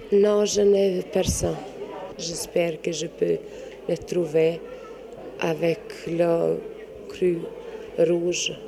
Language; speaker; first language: French; non-native, learner; Albanian